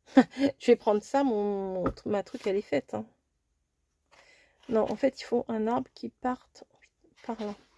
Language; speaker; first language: French; native; French